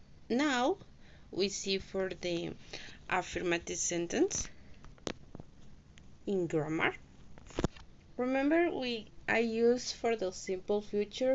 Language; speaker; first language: English; non-native, learner; Spanish